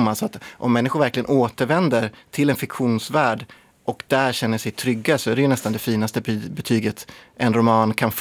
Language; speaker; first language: Swedish; native; Swedish